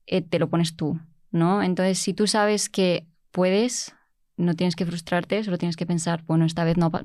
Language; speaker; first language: Spanish; native; Spanish